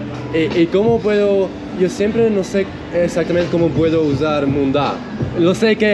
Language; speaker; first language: Spanish; non-native, learner; Swiss German